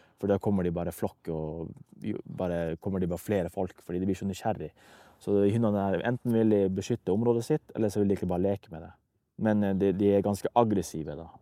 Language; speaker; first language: Norwegian; early bilingual, other home language; Persian